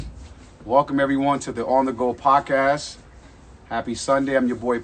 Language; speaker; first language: English; native; English